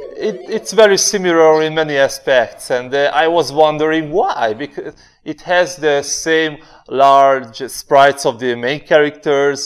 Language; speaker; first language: English; non-native, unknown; Hungarian